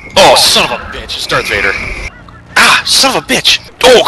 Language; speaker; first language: English; native; English